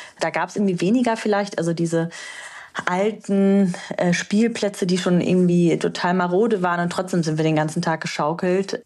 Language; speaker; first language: German; early bilingual, other home language; Romanian